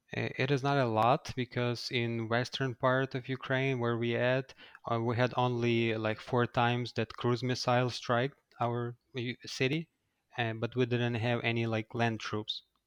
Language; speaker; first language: English; non-native, fluent; Ukrainian